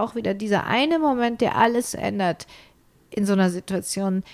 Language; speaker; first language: German; native; German